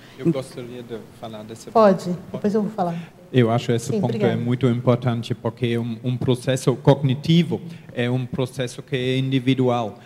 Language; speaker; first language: Portuguese; non-native, learner; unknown